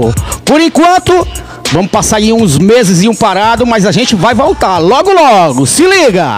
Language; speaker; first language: Portuguese; native; Portuguese